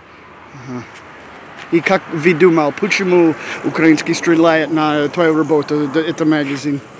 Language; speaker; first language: Russian; non-native, learner; English